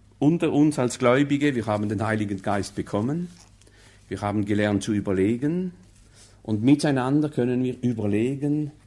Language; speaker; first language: German; non-native, local second language; Swiss German